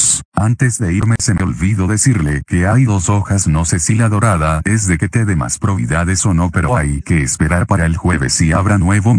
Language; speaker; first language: Spanish; native; Spanish